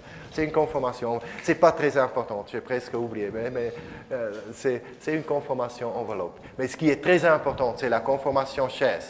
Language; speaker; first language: French; non-native, fluent; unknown